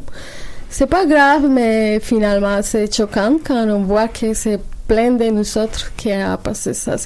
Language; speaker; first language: French; non-native, learner; Spanish